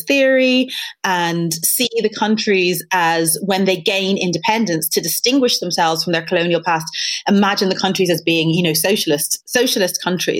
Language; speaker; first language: English; native; English